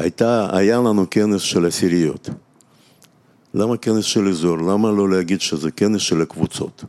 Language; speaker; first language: Hebrew; non-native, fluent; Russian